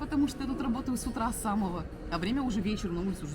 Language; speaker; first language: Russian; native; Russian